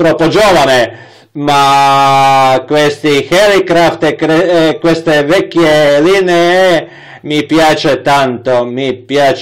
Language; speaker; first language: Italian; non-native, learner; Croatian